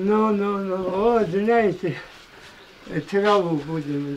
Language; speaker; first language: Russian; non-native, local second language; Uzbek